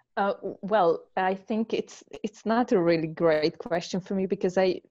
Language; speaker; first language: English; non-native, fluent; Hungarian